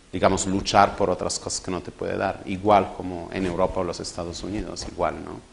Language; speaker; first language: Spanish; non-native, fluent; Italian